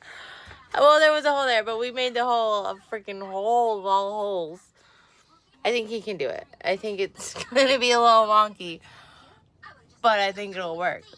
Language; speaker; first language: English; native; English